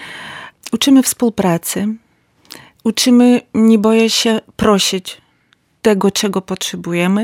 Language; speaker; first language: Polish; non-native, learner; Ukrainian